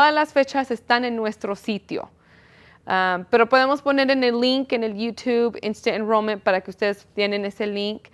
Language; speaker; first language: Spanish; early bilingual, heritage; Spanish